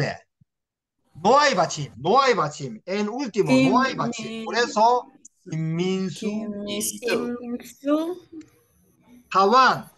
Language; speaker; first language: Spanish; non-native, learner; Korean